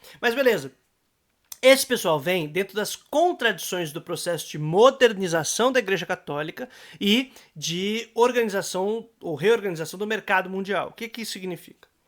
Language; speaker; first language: Portuguese; native; Portuguese